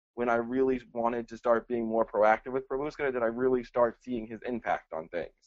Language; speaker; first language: English; early bilingual, other home language; Spanish